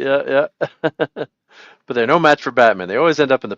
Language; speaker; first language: English; native; English